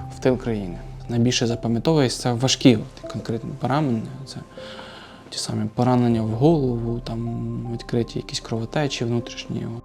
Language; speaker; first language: Ukrainian; native; Ukrainian